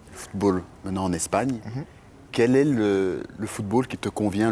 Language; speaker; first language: French; native; French